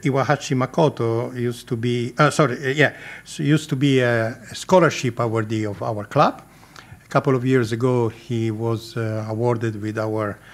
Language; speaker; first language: English; non-native, fluent; Italian